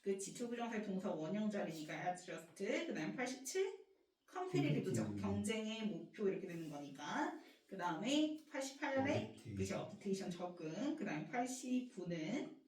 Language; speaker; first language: Korean; native; Korean